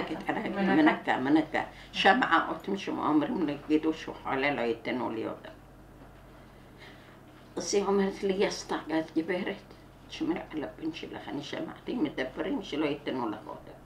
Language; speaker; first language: Hebrew; non-native, learner; Arabic